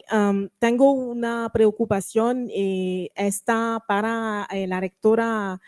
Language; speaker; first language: Spanish; non-native, learner; French